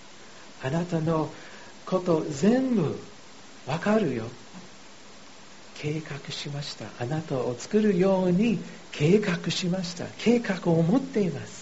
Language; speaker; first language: Japanese; non-native, fluent; English